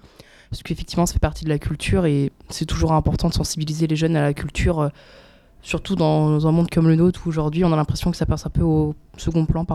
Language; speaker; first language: French; native; French